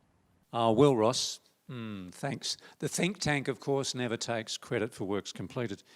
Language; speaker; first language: English; native; English